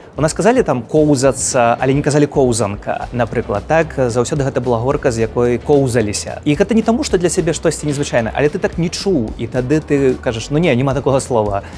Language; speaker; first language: Belarusian; native; Belarusian